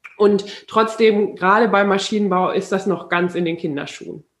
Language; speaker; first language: German; native; German